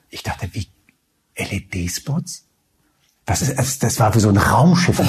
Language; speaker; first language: German; early bilingual, other home language; Spanish